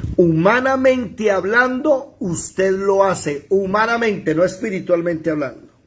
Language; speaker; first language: Spanish; native; Spanish